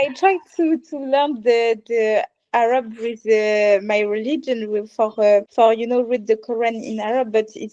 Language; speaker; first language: English; non-native, learner; French